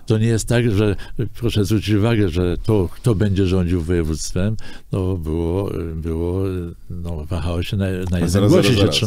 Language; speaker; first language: Polish; native; Polish